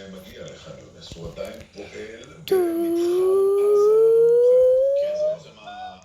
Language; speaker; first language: Hebrew; native; Hebrew